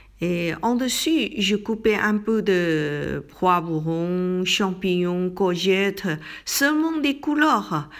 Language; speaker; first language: French; non-native, learner; Chinese